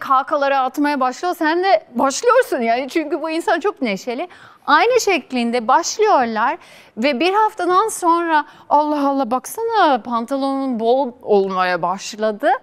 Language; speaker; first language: Turkish; non-native, fluent; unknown